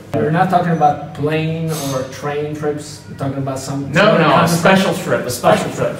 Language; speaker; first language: English; native; English